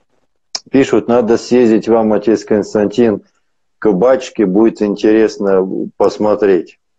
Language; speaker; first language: Russian; native; Russian